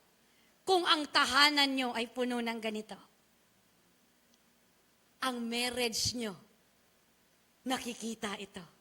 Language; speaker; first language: Filipino; non-native, local second language; Chavacano